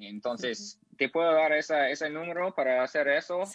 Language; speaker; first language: Spanish; non-native, learner; English